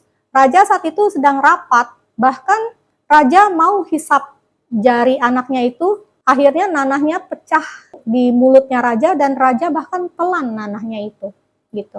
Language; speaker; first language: Indonesian; native; Indonesian